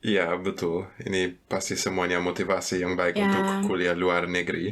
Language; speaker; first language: Indonesian; non-native, fluent; German